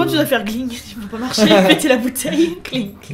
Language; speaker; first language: French; native; French